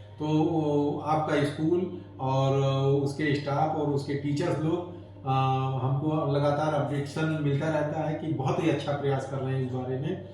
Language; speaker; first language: Hindi; native; Hindi